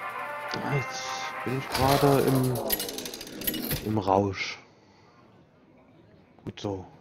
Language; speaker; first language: German; native; German